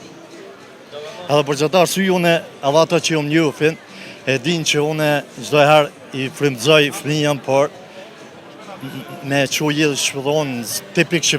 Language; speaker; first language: Albanian; native; Albanian